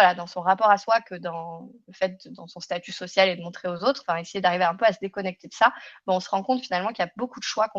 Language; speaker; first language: French; native; French